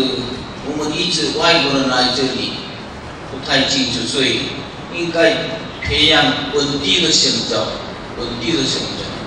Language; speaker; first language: Chinese; non-native, learner; Korean